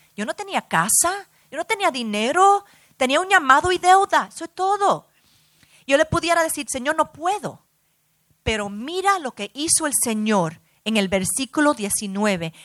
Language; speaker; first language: Spanish; early bilingual, heritage; Spanish